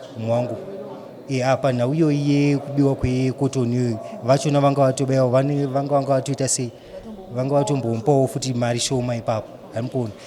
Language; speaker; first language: Shona; early bilingual, other home language; Nyanja